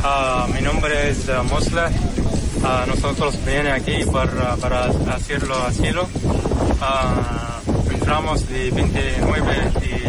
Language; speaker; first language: Spanish; non-native, learner; Arabic